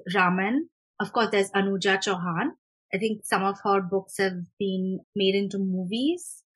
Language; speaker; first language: English; non-native, local second language; Hindi